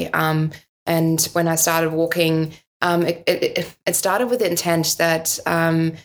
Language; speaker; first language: English; non-native, fluent; German